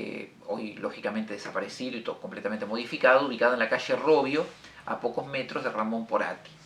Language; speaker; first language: Spanish; native; Spanish